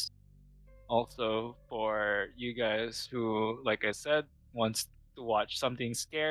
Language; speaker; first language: English; non-native, local second language; Filipino